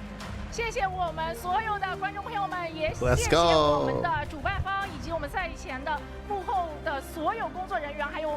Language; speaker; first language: Chinese; native; Chinese